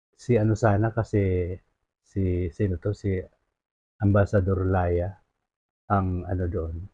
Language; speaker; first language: Filipino; non-native, local second language; Bikol